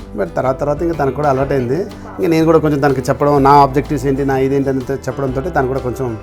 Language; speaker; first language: Telugu; native; Telugu